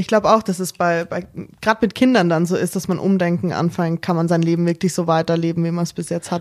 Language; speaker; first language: German; native; German